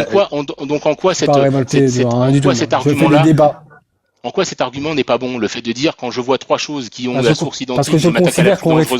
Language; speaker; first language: French; native; French